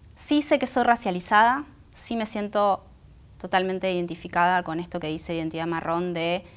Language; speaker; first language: Spanish; non-native, local second language; Guarani